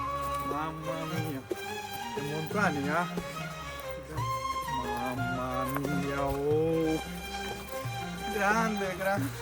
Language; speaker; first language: Italian; non-native, learner; Bangla